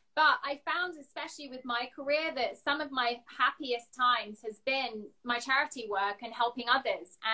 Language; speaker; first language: English; native; English